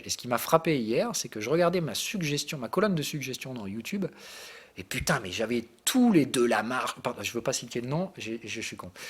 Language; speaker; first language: French; native; French